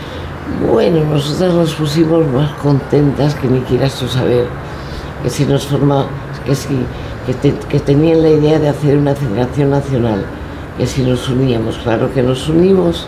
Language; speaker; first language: Spanish; native; Spanish